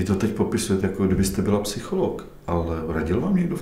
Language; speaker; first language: Czech; native; Czech